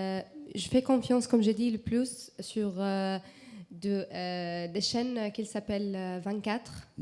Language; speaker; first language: French; non-native, learner; Arabic